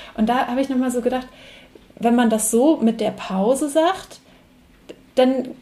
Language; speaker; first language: German; native; German